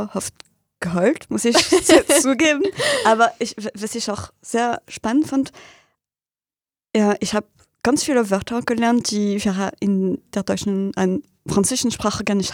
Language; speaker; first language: German; non-native, fluent; French